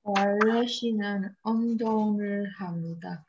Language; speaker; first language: Korean; non-native, learner; Burmese